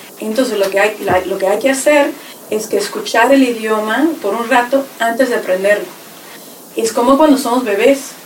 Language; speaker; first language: Spanish; non-native, fluent; Russian